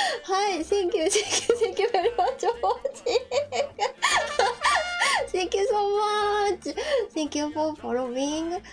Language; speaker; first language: English; non-native, learner; Japanese